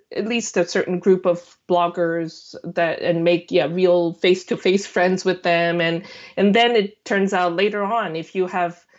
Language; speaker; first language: English; non-native, fluent; Korean